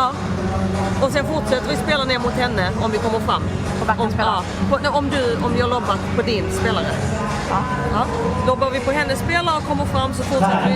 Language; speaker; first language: Swedish; native; Swedish